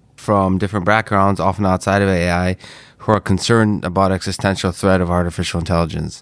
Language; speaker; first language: English; non-native, fluent; Russian